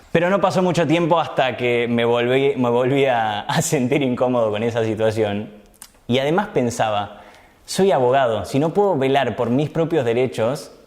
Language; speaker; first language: Spanish; native; Spanish